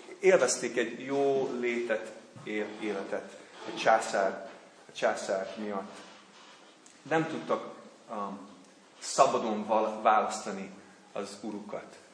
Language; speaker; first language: Hungarian; non-native, learner; English